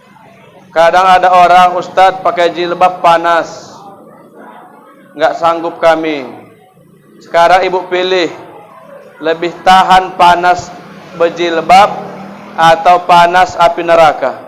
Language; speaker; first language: Indonesian; native; Indonesian